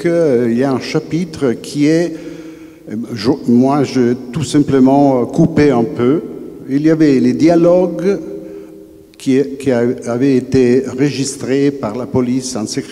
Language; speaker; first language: French; non-native, fluent; Italian